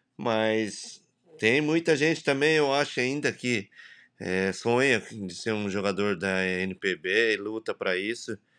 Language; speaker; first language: Portuguese; native; Portuguese